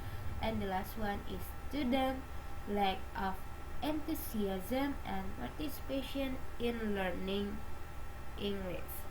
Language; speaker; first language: English; non-native, learner; Indonesian